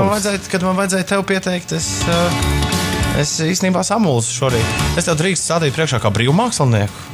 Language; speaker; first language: Latvian; native; Latvian